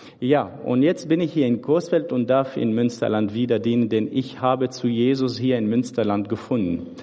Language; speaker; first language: German; early bilingual, other home language; Turoyo